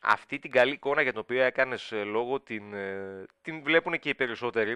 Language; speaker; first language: Greek; native; Greek